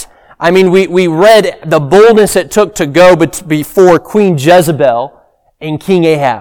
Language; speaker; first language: English; native; English